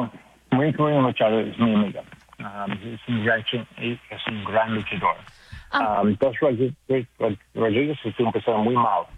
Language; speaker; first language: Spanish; non-native, learner; English